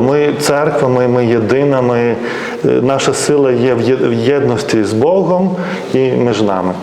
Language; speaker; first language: Ukrainian; non-native, fluent; Lithuanian